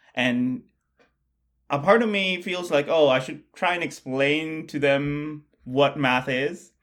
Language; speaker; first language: English; non-native, local second language; Bangla